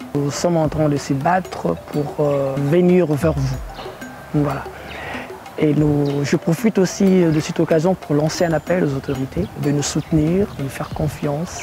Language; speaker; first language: French; non-native, local second language; Lingala